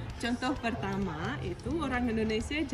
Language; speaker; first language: Indonesian; non-native, fluent; Russian